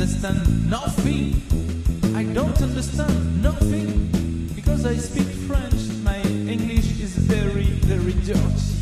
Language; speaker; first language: English; non-native, learner; French